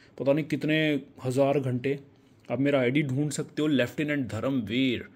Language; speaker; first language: Hindi; non-native, local second language; Punjabi